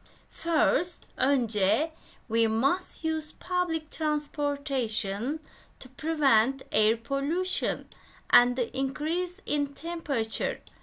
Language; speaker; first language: English; non-native, fluent; Turkish